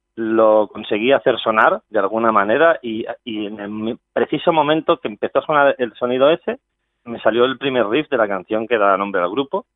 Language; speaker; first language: Spanish; non-native, local second language; Catalan